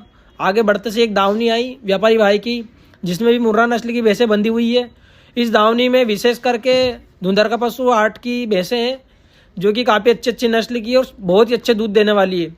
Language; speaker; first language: Hindi; native; Hindi